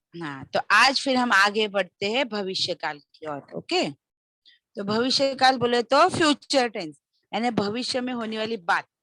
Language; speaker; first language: Hindi; non-native, local second language; Marathi